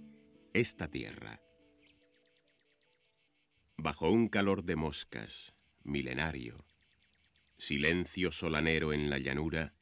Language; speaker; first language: Spanish; native; Spanish